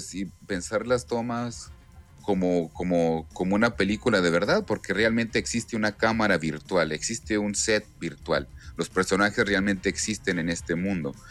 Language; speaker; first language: Spanish; native; Spanish